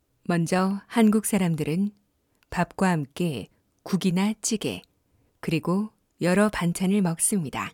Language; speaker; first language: Korean; non-native, learner; Thai